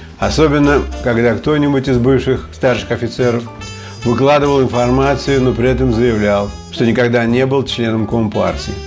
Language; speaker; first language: Russian; native; Russian